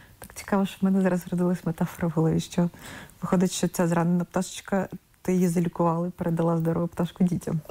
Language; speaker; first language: Ukrainian; non-native, local second language; Russian